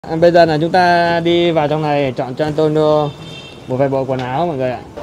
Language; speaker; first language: Vietnamese; native; Vietnamese